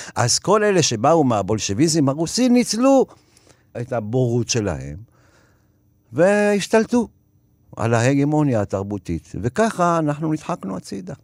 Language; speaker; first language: Hebrew; early bilingual, other home language; Arabic